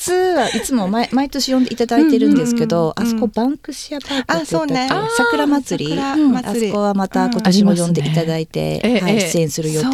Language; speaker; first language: Japanese; native; Japanese